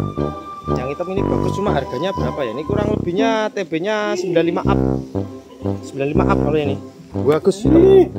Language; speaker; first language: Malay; non-native, local second language; Javanese